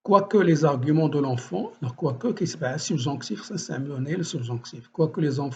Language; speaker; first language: French; non-native, local second language; Arabic